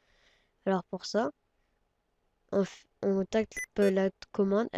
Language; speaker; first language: French; native; French